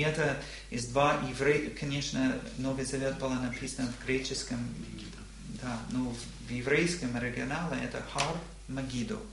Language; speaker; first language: Russian; non-native, learner; English